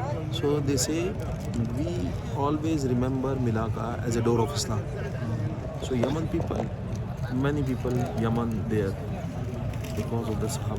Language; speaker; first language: English; non-native, learner; Urdu